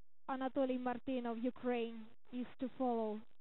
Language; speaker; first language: English; non-native, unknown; Ukrainian